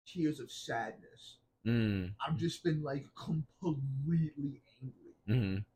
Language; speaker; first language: English; native; English